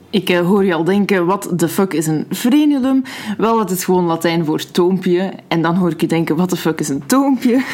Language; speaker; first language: Dutch; native; Dutch